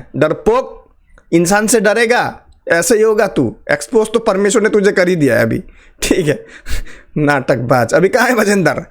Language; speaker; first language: Hindi; non-native, local second language; Nepali